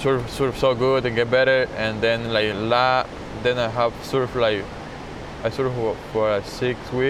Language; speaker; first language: English; non-native, learner; Spanish